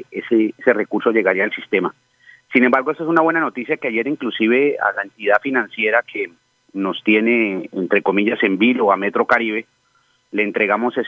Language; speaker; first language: Spanish; native; Spanish